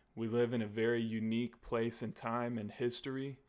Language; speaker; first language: English; native; English